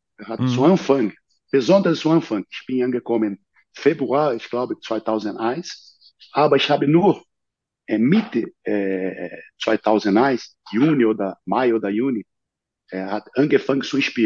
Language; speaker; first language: German; non-native, learner; Portuguese